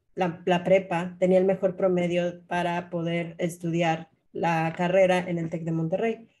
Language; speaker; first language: Spanish; native; Spanish